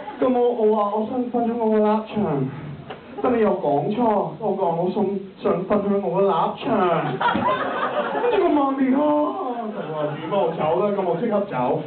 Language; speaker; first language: Cantonese; non-native, learner; English